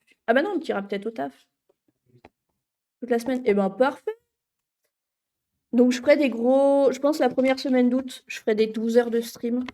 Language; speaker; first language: French; native; French